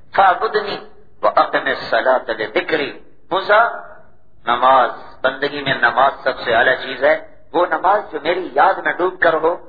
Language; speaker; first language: Urdu; non-native, local second language; Punjabi